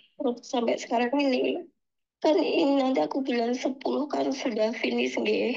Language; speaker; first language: Indonesian; native; Indonesian